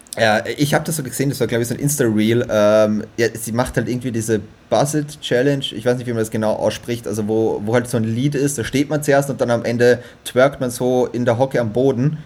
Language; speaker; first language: German; native; German